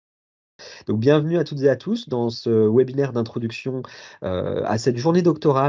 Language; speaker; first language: French; native; French